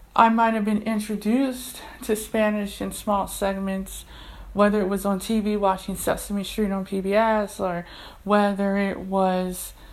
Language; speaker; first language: English; native; English